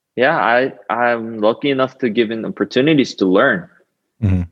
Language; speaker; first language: English; non-native, fluent; Korean